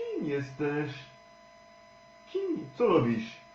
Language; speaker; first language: Polish; non-native, learner; French